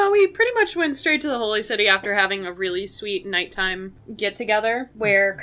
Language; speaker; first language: English; native; English